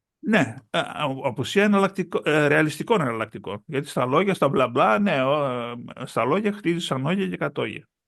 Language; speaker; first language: Greek; early bilingual, heritage; Greek